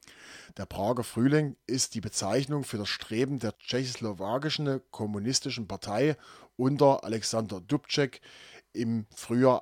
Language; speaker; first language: German; native; German